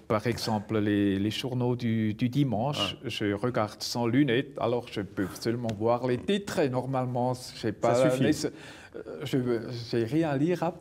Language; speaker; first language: French; non-native, local second language; German